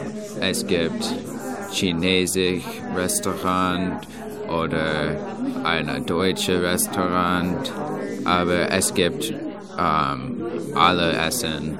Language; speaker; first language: German; non-native, learner; English